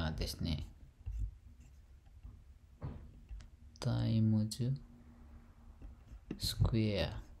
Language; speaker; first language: Japanese; non-native, fluent; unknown